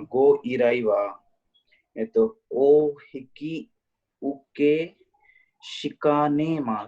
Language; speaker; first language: Japanese; non-native, learner; Hindi